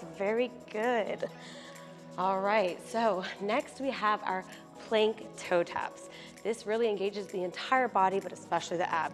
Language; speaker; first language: English; native; English